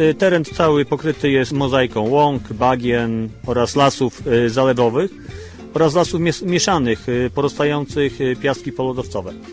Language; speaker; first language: Polish; native; Polish